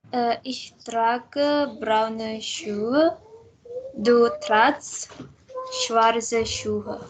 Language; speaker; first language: German; non-native, learner; Indonesian